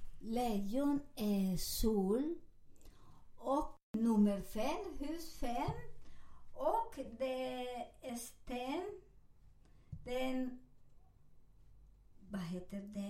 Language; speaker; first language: Swedish; non-native, learner; Spanish